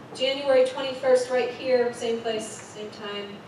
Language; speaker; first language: English; native; English